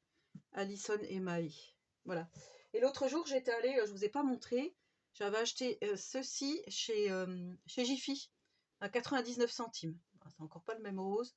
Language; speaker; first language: French; native; French